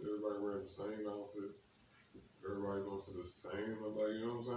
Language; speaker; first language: English; native; English